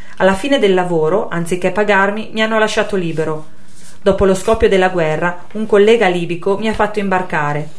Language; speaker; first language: Italian; native; Italian